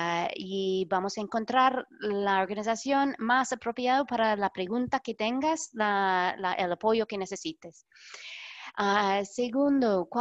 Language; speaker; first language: Spanish; non-native, fluent; English